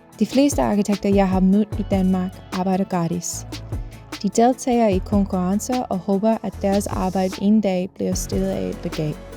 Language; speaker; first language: Danish; non-native, fluent; English